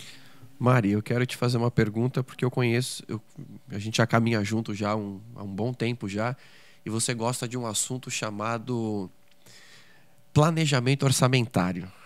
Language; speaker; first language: Portuguese; native; Portuguese